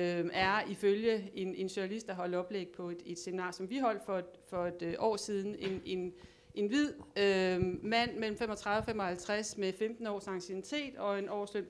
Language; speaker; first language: Danish; native; Danish